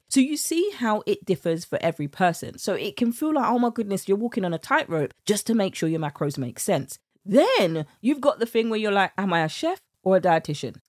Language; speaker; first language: English; native; English